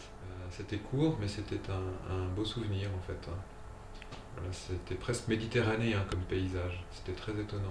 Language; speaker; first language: French; native; French